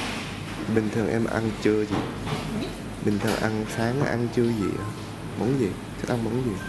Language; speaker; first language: Vietnamese; non-native, fluent; Japanese